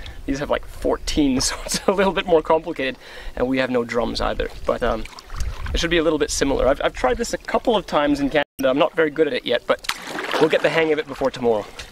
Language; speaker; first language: English; native; English